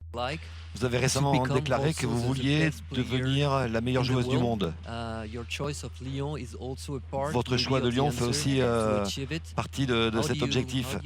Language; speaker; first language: French; native; French